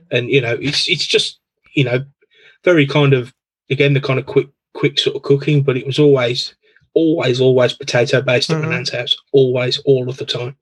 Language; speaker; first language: English; native; English